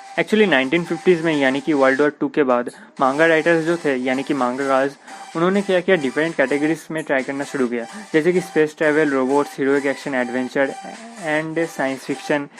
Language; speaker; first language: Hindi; non-native, local second language; Bangla